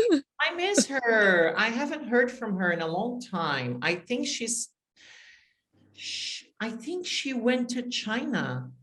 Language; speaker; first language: English; non-native, fluent; Portuguese